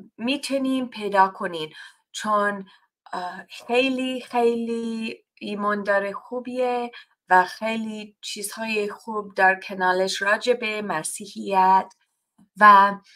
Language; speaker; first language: Tajik; non-native, learner; English